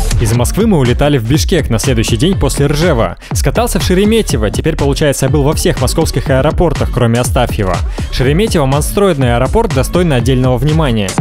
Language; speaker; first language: Russian; native; Russian